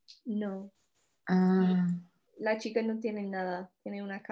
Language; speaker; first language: Spanish; early bilingual, heritage; Spanish